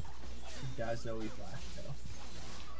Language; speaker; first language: English; native; English